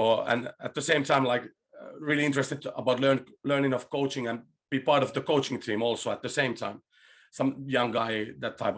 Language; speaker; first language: English; non-native, fluent; Spanish